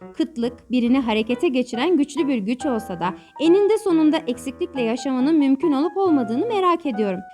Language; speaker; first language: Turkish; native; Turkish